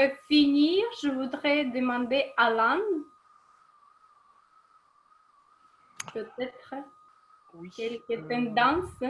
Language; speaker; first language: French; non-native, fluent; Russian